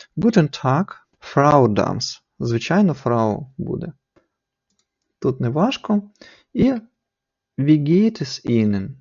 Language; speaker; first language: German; non-native, fluent; Ukrainian